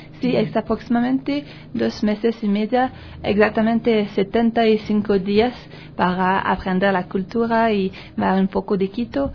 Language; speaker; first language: Spanish; non-native, learner; French